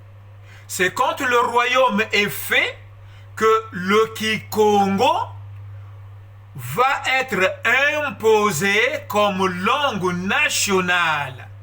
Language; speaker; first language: French; non-native, local second language; Kongo